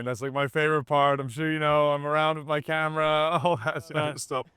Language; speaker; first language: English; native; English